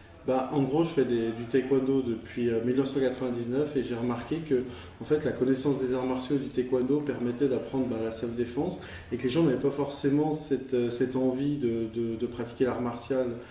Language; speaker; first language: French; native; French